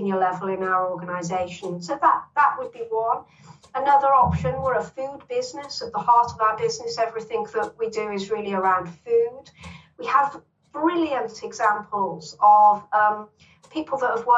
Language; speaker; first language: English; native; English